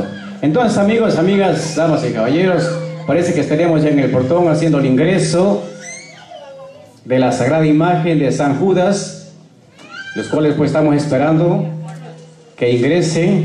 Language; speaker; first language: Spanish; native; Spanish